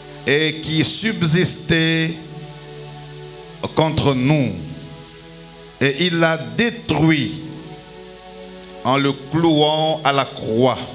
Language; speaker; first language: French; non-native, local second language; Lingala